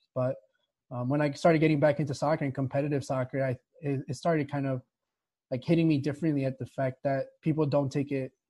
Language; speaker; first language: English; early bilingual, other home language; Spanish